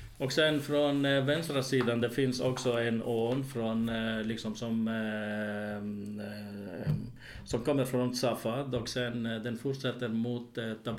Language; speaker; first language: Swedish; non-native, fluent; Arabic